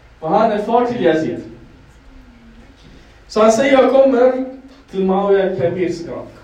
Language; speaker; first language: Swedish; non-native, fluent; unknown